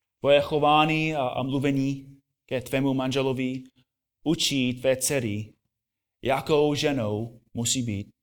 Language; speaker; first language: Czech; non-native, fluent; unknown